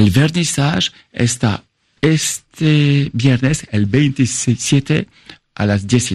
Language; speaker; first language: Spanish; non-native, fluent; French